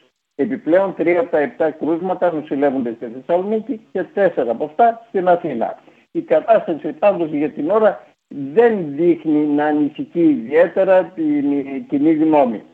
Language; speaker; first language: Greek; native; Greek